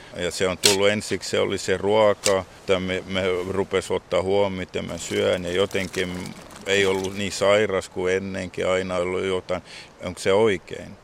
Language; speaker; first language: Finnish; non-native, local second language; Swedish